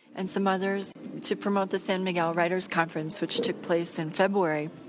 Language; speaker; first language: English; native; English